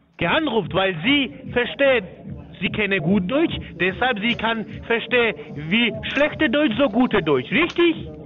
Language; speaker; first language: German; non-native, learner; Polish